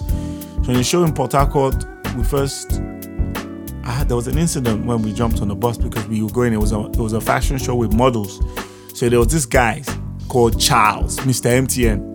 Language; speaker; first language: English; non-native, local second language; Yoruba